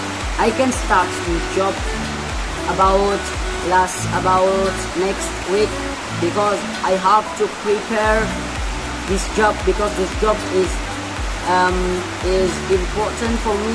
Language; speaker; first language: English; non-native, learner; Indonesian